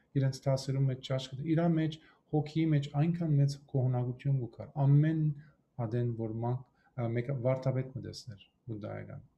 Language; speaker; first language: Armenian; early bilingual, heritage; Armenian